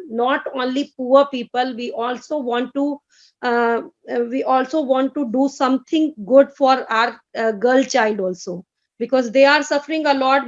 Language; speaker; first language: English; non-native, fluent; Hindi